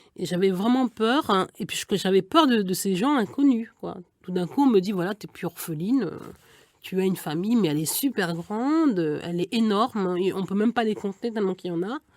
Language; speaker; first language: French; early bilingual, other home language; Igbo